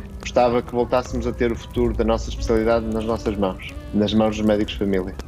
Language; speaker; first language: Portuguese; native; Portuguese